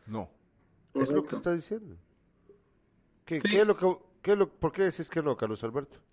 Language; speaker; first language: Spanish; native; Spanish